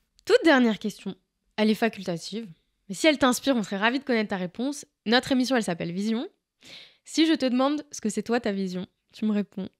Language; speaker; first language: French; native; French